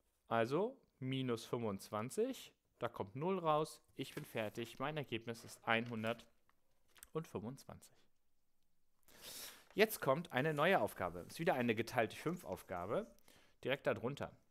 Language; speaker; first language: German; native; German